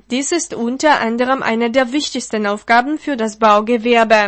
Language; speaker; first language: German; non-native, fluent; Russian